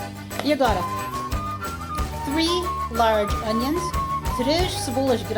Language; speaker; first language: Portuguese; early bilingual, heritage; Portuguese